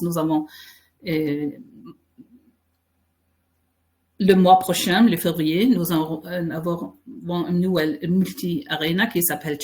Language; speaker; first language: French; non-native, fluent; Faroese